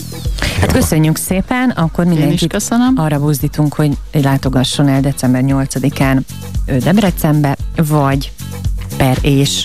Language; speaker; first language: Hungarian; native; Hungarian